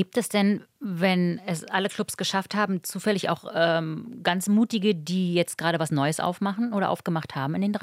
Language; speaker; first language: German; native; German